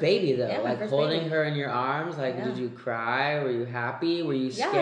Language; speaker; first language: English; native; English